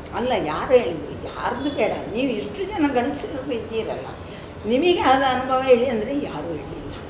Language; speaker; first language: Kannada; non-native, local second language; Tulu